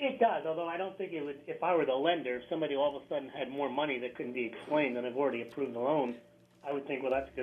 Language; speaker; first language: English; native; English